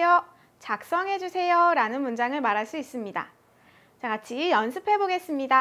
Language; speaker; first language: Korean; native; Korean